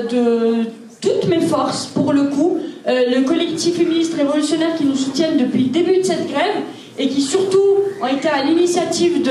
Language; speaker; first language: French; native; French